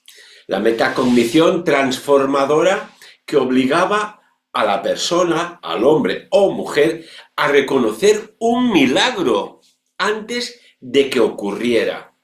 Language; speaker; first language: Spanish; non-native, local second language; Catalan